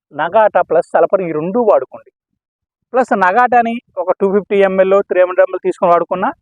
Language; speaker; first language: Telugu; native; Telugu